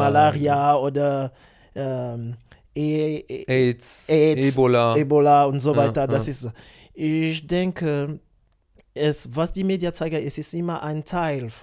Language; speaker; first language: German; non-native, learner; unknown